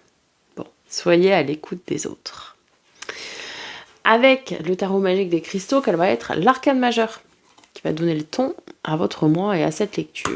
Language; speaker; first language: French; native; French